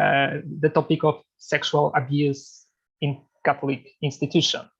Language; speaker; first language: English; non-native, fluent; Polish